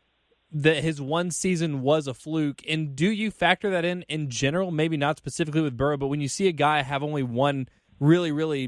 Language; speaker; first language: English; native; English